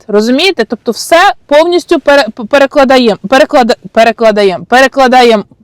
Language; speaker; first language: Ukrainian; non-native, local second language; Russian